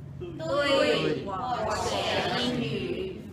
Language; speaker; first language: Chinese; non-native, learner; Thai